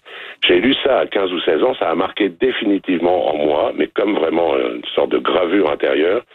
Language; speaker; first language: French; native; French